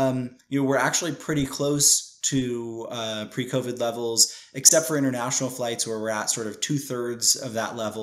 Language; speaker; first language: English; native; English